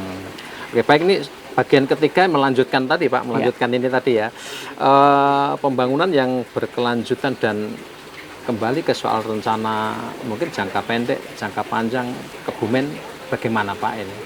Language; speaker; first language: Indonesian; native; Indonesian